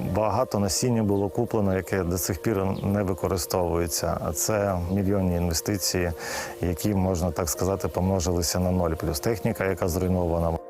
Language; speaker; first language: Ukrainian; native; Ukrainian